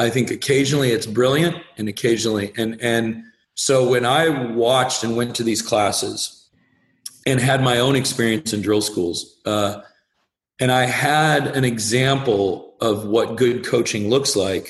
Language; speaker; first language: English; native; English